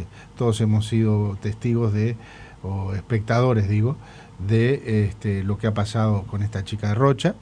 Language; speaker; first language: Spanish; native; Spanish